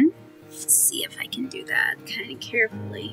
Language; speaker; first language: English; native; English